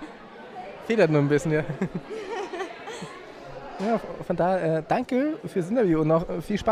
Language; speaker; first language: German; native; German